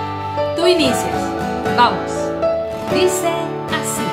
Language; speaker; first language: Spanish; native; Spanish